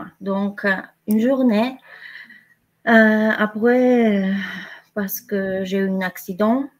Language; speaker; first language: French; non-native, fluent; Polish